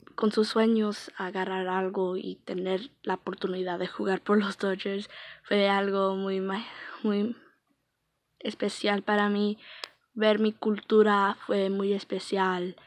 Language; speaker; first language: Spanish; early bilingual, heritage; Spanish